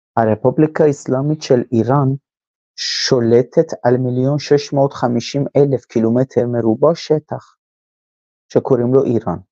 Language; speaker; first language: Hebrew; non-native, fluent; Persian